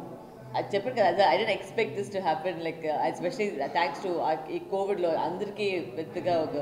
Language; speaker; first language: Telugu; non-native, learner; Tamil